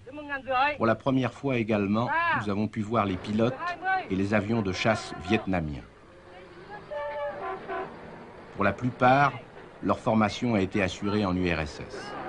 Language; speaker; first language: French; native; French